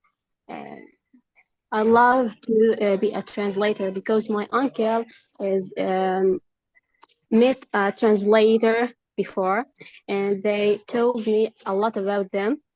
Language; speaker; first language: English; non-native, learner; Arabic